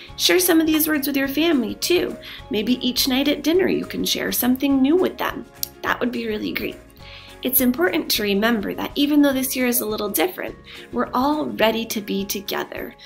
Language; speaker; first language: English; native; English